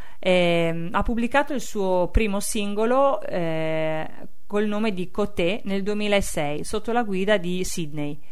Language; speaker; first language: Italian; native; Italian